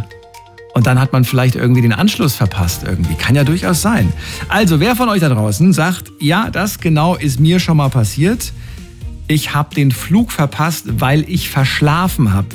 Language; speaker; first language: German; native; German